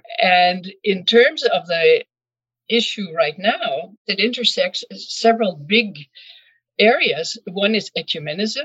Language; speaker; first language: English; non-native, fluent; French